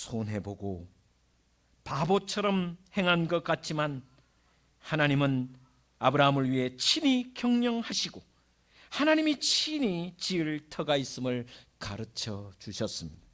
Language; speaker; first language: Korean; native; Korean